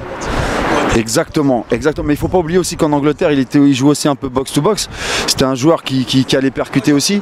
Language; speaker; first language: French; native; French